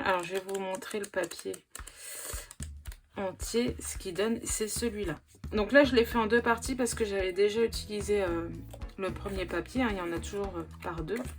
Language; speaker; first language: French; native; French